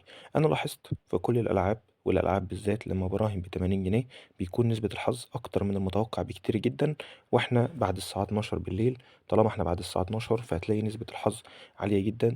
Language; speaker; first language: Arabic; native; Arabic